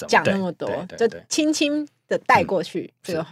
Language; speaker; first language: Chinese; native; Chinese